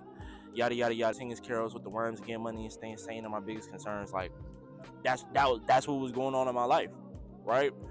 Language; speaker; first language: English; native; English